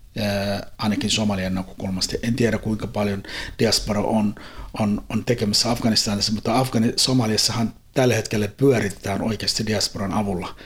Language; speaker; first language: Finnish; non-native, fluent; Somali